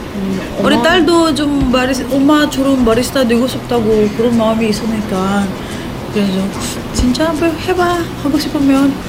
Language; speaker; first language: Korean; non-native, learner; Filipino